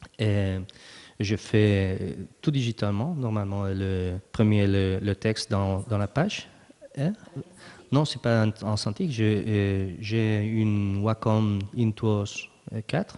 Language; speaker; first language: French; non-native, learner; Spanish